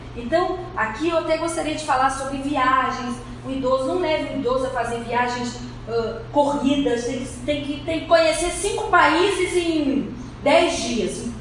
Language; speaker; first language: Portuguese; native; Portuguese